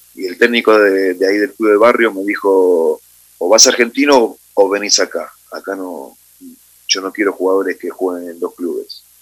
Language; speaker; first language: Spanish; native; Spanish